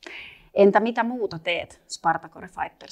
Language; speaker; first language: Finnish; native; Finnish